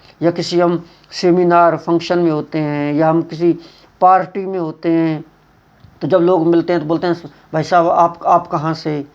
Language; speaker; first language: Hindi; native; Hindi